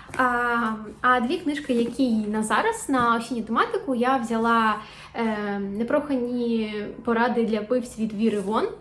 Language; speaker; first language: Ukrainian; native; Ukrainian